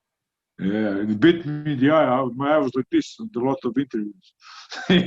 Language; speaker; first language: English; non-native, fluent; Croatian